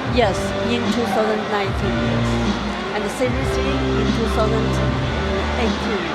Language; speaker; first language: English; non-native, learner; Chinese